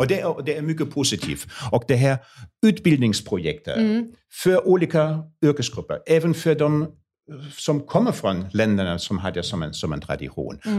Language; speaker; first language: Swedish; non-native, fluent; German